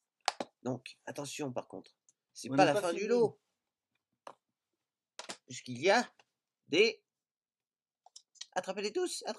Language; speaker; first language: French; native; French